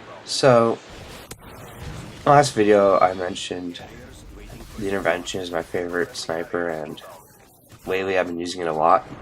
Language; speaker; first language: English; native; English